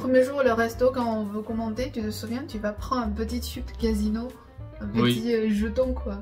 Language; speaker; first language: French; non-native, fluent; Chinese